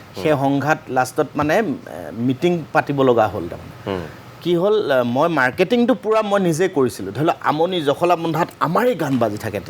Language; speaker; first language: Assamese; native; Assamese